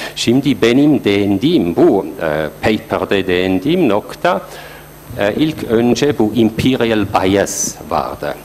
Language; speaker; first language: Turkish; non-native, fluent; German